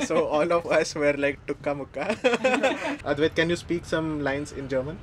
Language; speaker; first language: English; non-native, local second language; Marathi